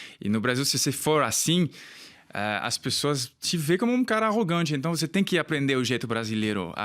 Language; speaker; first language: Portuguese; non-native, fluent; French